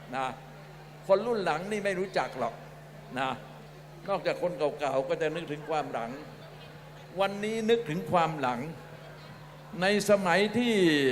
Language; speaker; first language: Thai; native; Thai